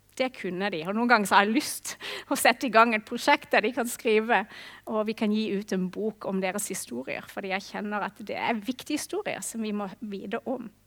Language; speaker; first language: Norwegian; non-native, fluent; English